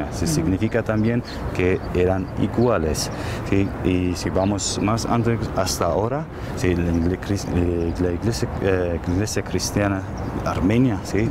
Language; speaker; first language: Spanish; non-native, learner; Armenian